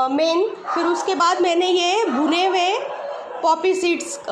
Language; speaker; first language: Hindi; native; Hindi